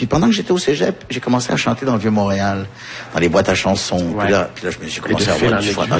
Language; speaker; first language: French; early bilingual, other home language; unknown